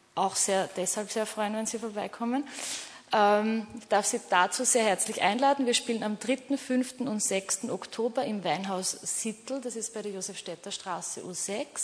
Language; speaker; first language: German; native; German